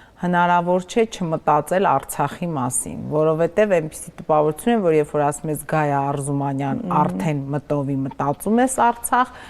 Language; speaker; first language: Armenian; native; Armenian